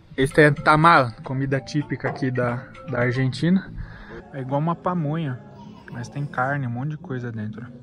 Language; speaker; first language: Portuguese; native; Portuguese